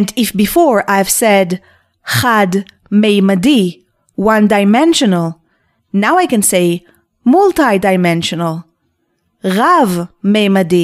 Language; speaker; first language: English; non-native, fluent; Hebrew